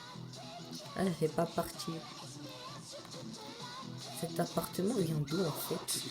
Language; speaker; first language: French; native; French